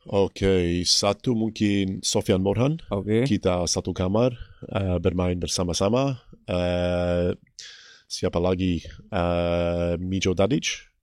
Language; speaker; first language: Indonesian; non-native, fluent; English